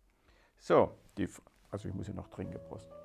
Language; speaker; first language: German; native; German